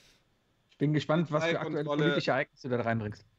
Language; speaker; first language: German; native; German